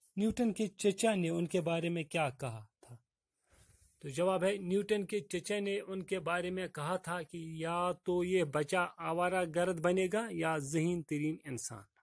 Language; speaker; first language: Urdu; non-native, local second language; Kashmiri